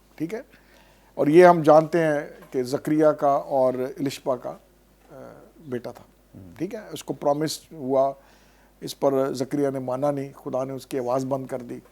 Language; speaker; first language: Urdu; non-native, local second language; Punjabi